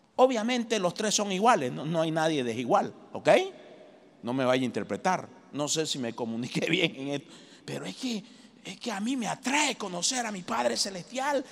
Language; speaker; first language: Spanish; native; Spanish